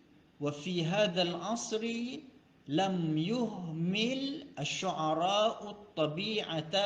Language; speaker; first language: Arabic; non-native, fluent; Malay